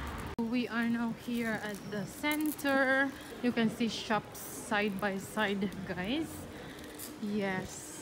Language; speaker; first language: English; non-native, local second language; Filipino